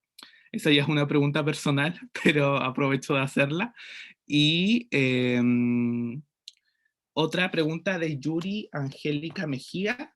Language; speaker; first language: Spanish; native; Spanish